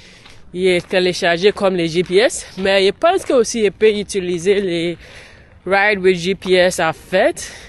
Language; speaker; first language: French; non-native, learner; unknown